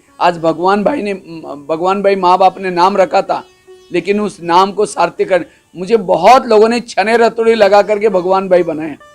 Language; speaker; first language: Hindi; non-native, local second language; Marathi